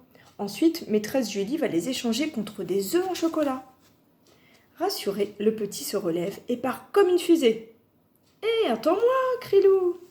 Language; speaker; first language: French; native; French